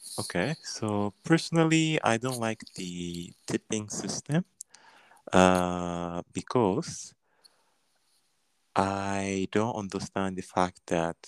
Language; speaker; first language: English; non-native, learner; Japanese